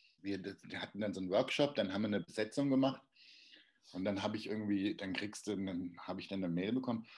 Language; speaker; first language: German; native; German